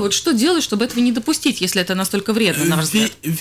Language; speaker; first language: Russian; native; Russian